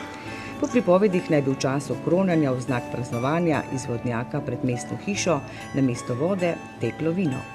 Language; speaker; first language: Slovenian; native; Slovenian